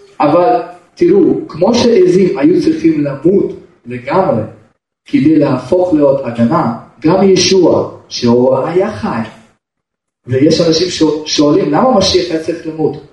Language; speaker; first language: Hebrew; non-native, fluent; Russian